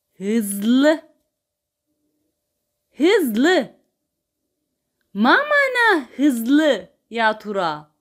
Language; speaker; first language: Arabic; non-native, fluent; Turkish